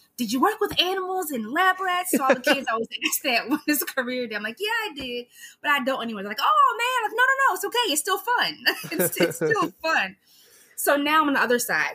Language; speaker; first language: English; native; English